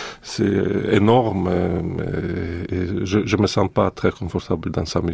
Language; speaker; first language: French; non-native, fluent; Russian